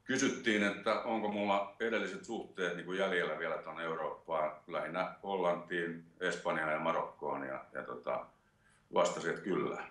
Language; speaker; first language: Finnish; native; Finnish